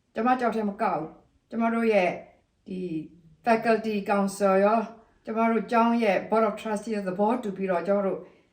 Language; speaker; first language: Burmese; non-native, local second language; S'gaw Karen